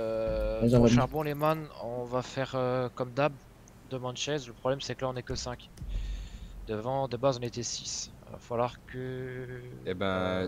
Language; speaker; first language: French; native; French